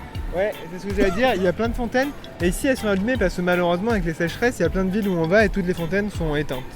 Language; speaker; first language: French; native; French